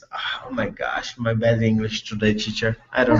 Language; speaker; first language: English; non-native, learner; Portuguese